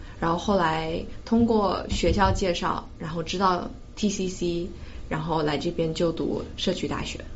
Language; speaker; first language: Chinese; native; Chinese